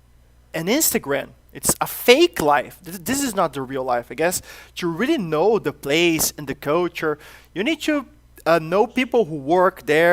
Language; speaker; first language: English; non-native, fluent; Portuguese